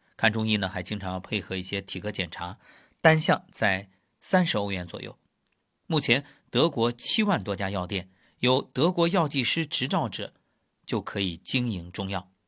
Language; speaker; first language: Chinese; native; Chinese